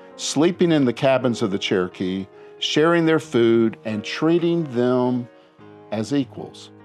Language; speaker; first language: English; native; English